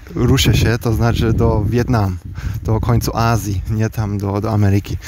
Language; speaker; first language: Polish; early bilingual, heritage; Polish